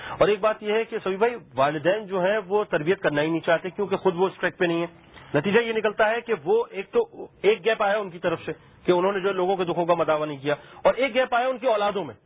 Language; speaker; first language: Urdu; native; Urdu